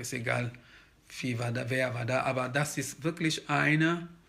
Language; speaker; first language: German; non-native, fluent; Kabuverdianu